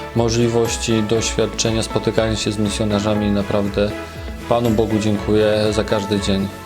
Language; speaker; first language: Polish; native; Polish